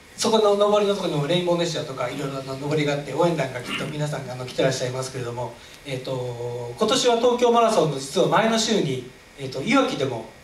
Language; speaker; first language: Japanese; native; Japanese